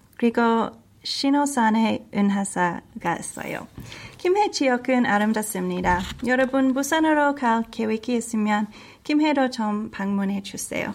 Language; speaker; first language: Korean; non-native, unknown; English